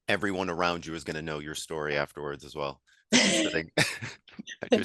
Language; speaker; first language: English; native; English